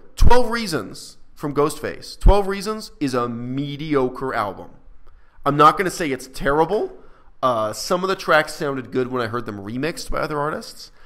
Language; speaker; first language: English; native; English